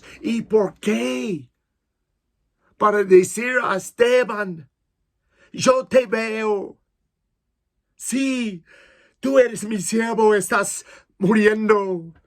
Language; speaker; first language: Spanish; non-native, fluent; English